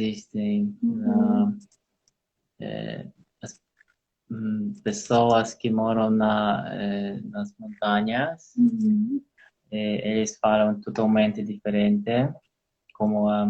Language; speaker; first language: Portuguese; non-native, learner; Polish